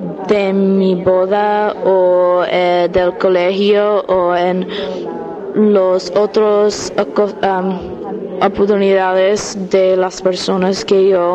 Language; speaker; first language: Spanish; non-native, learner; English